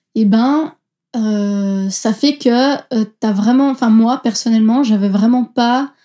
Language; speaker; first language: French; native; French